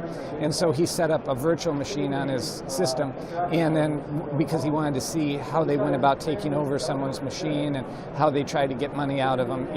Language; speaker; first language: English; native; English